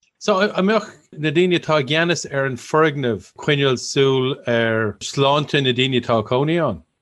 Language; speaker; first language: Irish; non-native, local second language; English